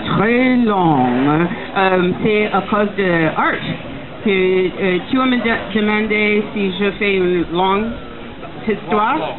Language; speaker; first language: French; non-native, learner; English